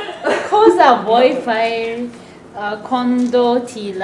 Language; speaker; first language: Italian; non-native, learner; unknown